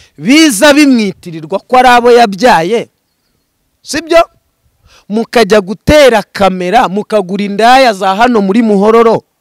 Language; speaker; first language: Kinyarwanda; native; Kinyarwanda